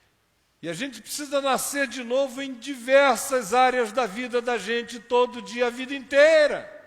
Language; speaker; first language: Portuguese; native; Portuguese